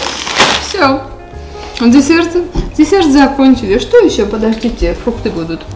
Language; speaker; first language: Russian; non-native, local second language; Armenian